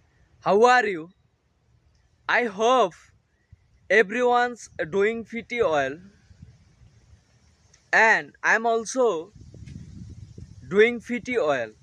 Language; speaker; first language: English; non-native, learner; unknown